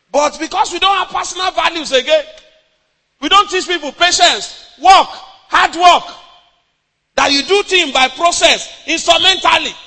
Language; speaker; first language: English; non-native, local second language; Yoruba